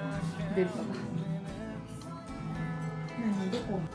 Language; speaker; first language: Japanese; native; Japanese